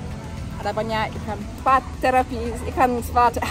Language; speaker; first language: Indonesian; non-native, fluent; German